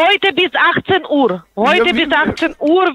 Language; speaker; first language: German; non-native, fluent; Polish